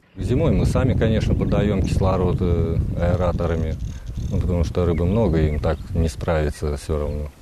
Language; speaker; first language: Russian; native; Russian